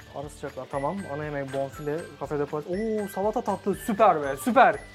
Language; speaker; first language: Turkish; native; Turkish